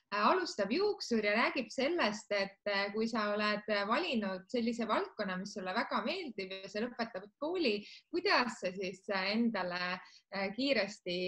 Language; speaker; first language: Estonian; native; Estonian